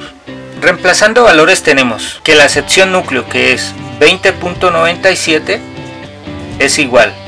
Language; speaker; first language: Spanish; native; Spanish